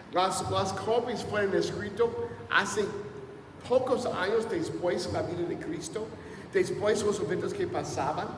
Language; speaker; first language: Spanish; non-native, fluent; English